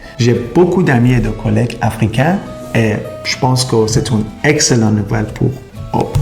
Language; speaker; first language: French; non-native, fluent; Persian